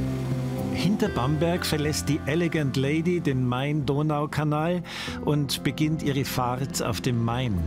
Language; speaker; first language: German; native; German